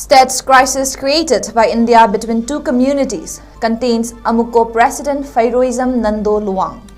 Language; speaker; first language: English; non-native, local second language; Manipuri